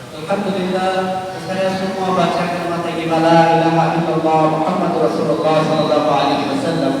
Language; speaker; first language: Indonesian; non-native, learner; Urdu